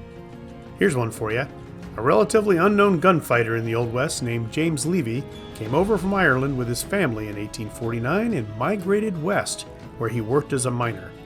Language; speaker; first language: English; native; English